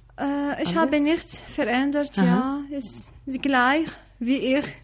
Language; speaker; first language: German; non-native, learner; Arabic